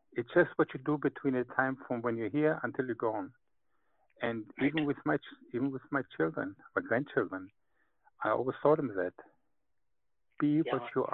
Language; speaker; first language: English; non-native, fluent; Hebrew